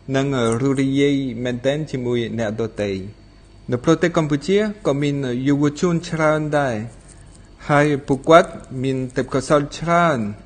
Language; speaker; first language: Khmer; non-native, fluent; French